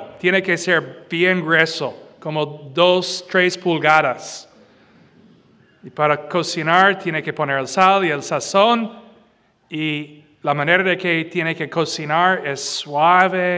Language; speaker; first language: Spanish; non-native, fluent; English